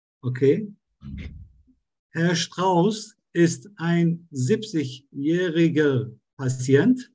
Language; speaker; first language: German; non-native, learner; Turkish